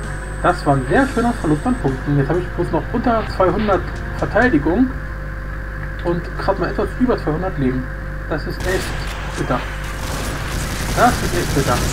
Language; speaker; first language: German; native; German